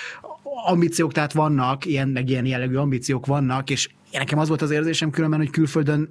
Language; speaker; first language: Hungarian; native; Hungarian